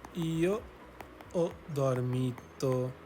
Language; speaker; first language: Italian; non-native, learner; English